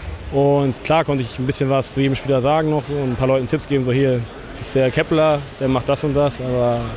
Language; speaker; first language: German; native; German